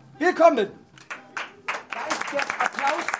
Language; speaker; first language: German; native; German